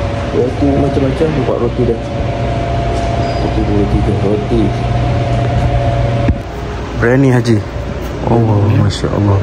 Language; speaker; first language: Malay; native; Malay